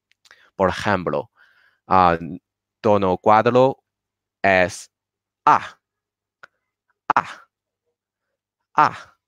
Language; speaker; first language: Spanish; non-native, learner; Chinese